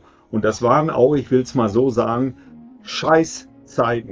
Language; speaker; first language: German; native; German